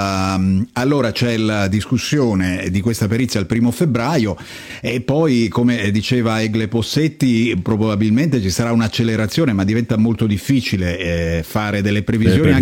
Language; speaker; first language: Italian; native; Italian